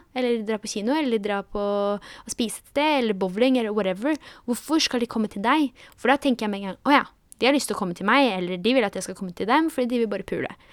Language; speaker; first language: Norwegian; early bilingual, other home language; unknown